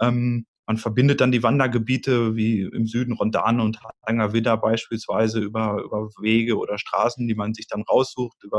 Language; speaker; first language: German; native; German